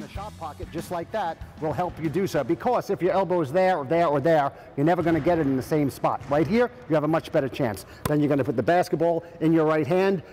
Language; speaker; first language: English; native; English